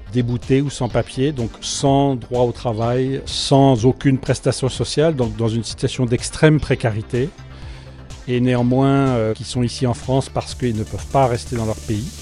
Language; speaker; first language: French; native; French